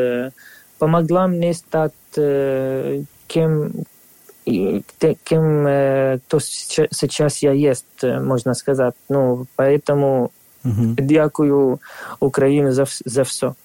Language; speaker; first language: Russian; non-native, fluent; Arabic